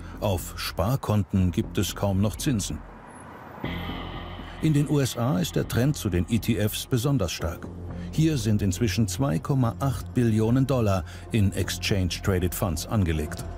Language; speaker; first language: German; native; German